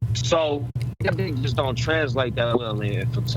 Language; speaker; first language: English; native; English